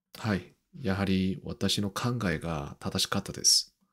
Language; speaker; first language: Japanese; non-native, learner; Korean